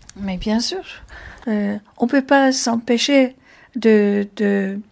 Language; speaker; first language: French; non-native, fluent; Turkish